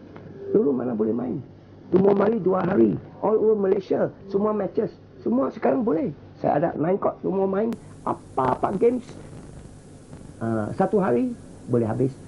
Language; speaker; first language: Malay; non-native, local second language; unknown